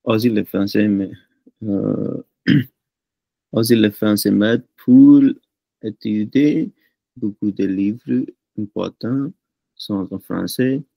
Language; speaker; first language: French; non-native, learner; Punjabi